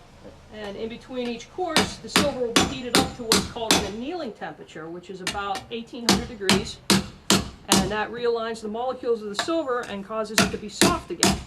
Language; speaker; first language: English; native; English